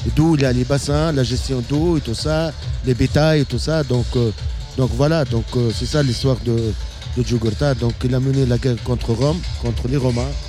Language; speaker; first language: French; non-native, local second language; Arabic